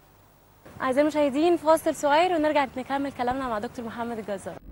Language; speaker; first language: Arabic; native; Arabic